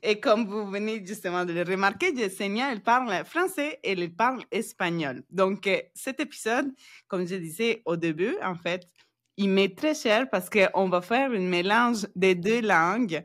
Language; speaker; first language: French; non-native, fluent; Spanish